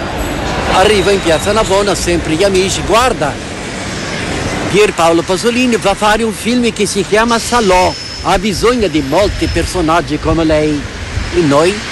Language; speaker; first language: Italian; non-native, fluent; Portuguese